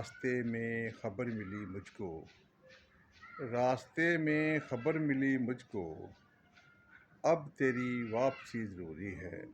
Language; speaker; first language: Urdu; native; Urdu